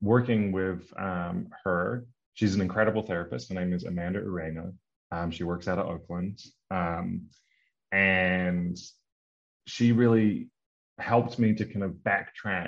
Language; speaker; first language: English; native; English